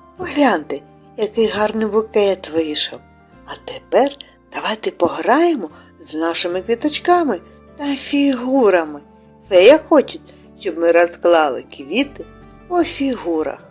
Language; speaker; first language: Ukrainian; native; Ukrainian